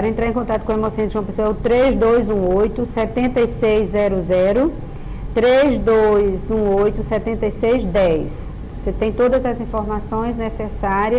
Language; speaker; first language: Portuguese; native; Portuguese